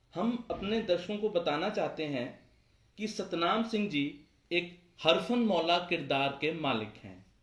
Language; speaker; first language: Hindi; non-native, local second language; Punjabi